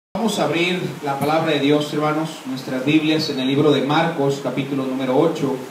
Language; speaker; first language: Spanish; native; Spanish